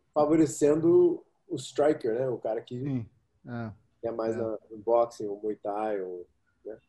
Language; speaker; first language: Portuguese; early bilingual, heritage; English